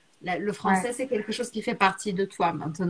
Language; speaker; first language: French; non-native, fluent; Portuguese